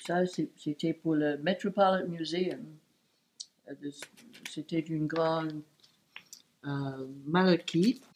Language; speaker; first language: French; non-native, learner; English